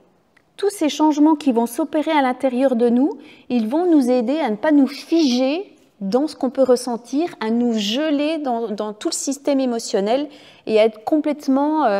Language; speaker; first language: French; native; French